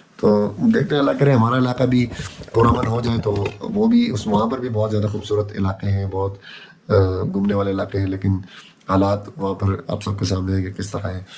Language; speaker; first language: Urdu; non-native, local second language; Pashto